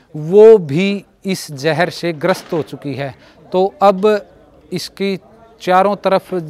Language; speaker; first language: Hindi; native; Hindi